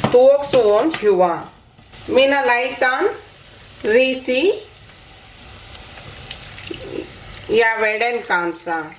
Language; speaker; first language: Finnish; non-native, learner; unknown